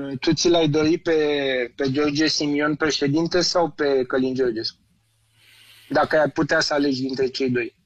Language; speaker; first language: Romanian; native; Romanian